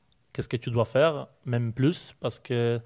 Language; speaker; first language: French; non-native, learner; Polish